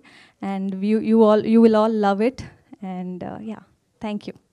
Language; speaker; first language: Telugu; non-native, learner; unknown